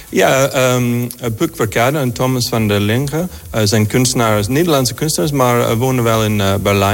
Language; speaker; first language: Dutch; non-native, fluent; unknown